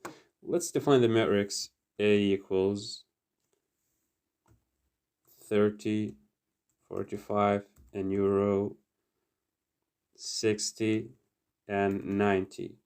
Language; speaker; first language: English; non-native, fluent; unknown